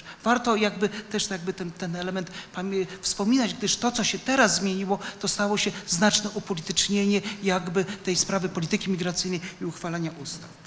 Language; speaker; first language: Polish; native; Polish